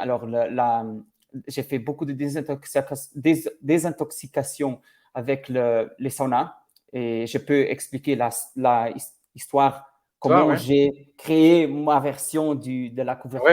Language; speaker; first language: French; non-native, learner; Portuguese